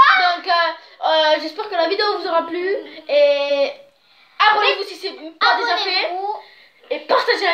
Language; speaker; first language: French; native; French